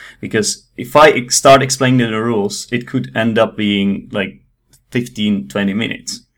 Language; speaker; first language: English; non-native, fluent; Czech